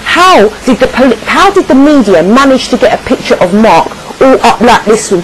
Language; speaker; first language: English; native; English